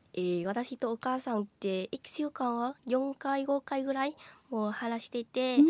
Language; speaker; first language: Japanese; non-native, fluent; Vietnamese